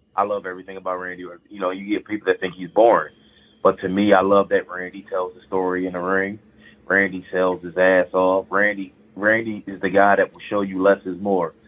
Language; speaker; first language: English; native; English